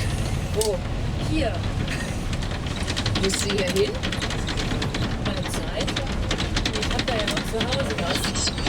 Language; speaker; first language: German; native; German